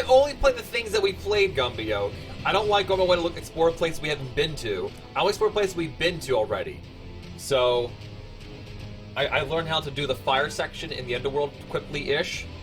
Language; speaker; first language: English; native; English